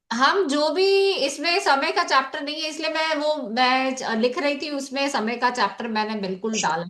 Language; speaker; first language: Hindi; native; Hindi